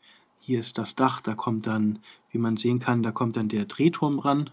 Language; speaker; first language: German; native; German